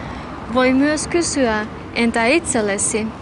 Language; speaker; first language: Finnish; non-native, fluent; Albanian